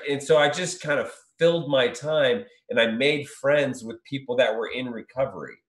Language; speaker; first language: English; native; English